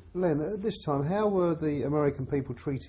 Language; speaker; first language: English; native; English